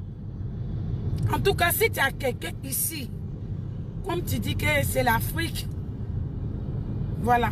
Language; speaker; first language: French; non-native, local second language; Dyula